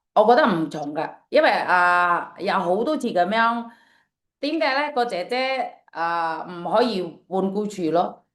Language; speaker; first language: Cantonese; non-native, fluent; Indonesian